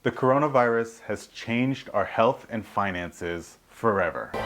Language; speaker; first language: English; native; English